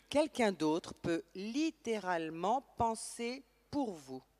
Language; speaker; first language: French; native; French